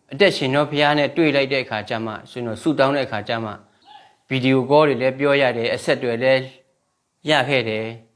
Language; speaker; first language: Burmese; non-native, local second language; Shan